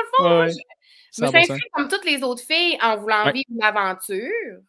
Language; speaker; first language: French; native; French